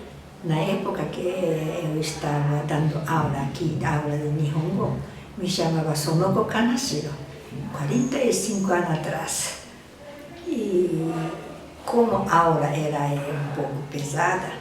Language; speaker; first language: Portuguese; non-native, fluent; Japanese